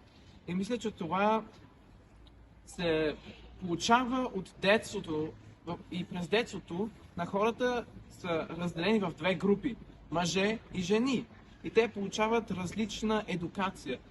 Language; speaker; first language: Bulgarian; early bilingual, heritage; Bulgarian